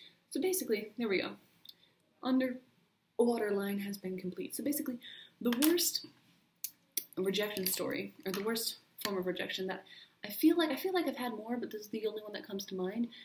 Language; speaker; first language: English; native; English